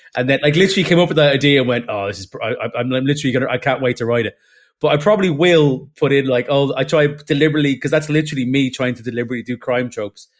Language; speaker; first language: English; native; English